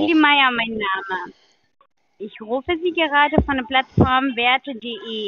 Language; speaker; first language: German; non-native, learner; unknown